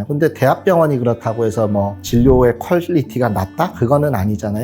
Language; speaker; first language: Korean; native; Korean